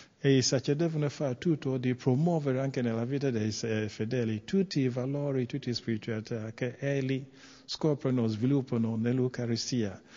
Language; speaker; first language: Italian; non-native, fluent; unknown